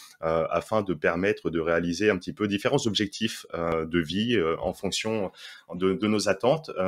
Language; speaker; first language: French; native; French